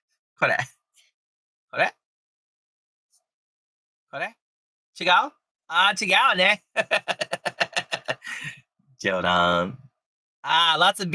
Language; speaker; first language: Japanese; non-native, learner; English